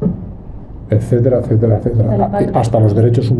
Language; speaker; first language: Spanish; native; Spanish